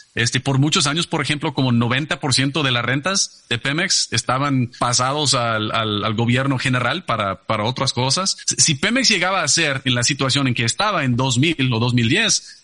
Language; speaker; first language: Spanish; non-native, fluent; English